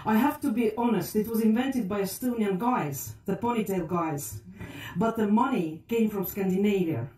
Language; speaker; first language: English; non-native, fluent; Estonian